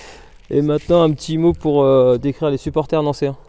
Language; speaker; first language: French; native; French